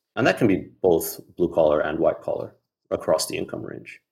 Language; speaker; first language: English; non-native, local second language; Hindi